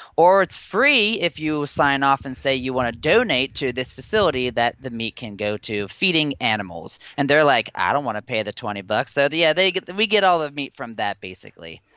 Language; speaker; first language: English; native; English